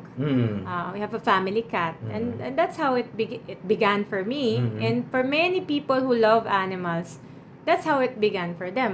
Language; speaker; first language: English; non-native, local second language; Filipino